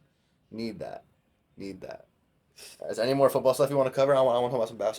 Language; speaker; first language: English; native; English